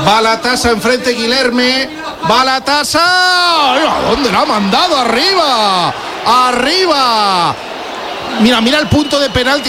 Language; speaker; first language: Spanish; native; Spanish